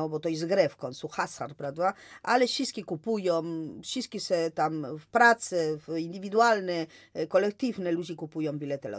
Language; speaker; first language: Polish; non-native, fluent; Spanish